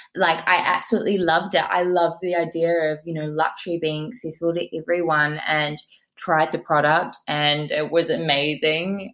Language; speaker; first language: English; native; English